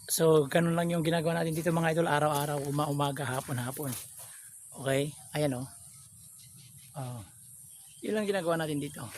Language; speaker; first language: Filipino; non-native, local second language; Pangasinan